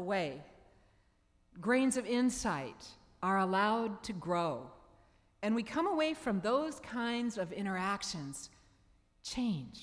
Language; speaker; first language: English; native; English